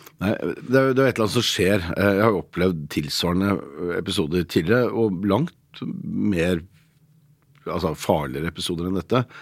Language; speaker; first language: Norwegian; native; Norwegian